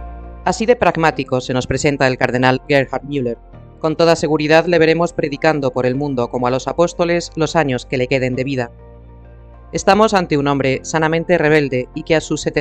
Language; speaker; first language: Spanish; native; Spanish